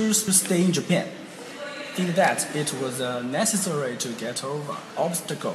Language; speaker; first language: English; non-native, learner; Chinese